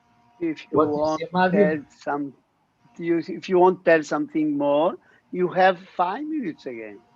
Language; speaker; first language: English; non-native, learner; Italian